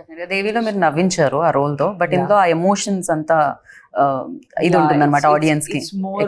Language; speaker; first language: Telugu; native; Telugu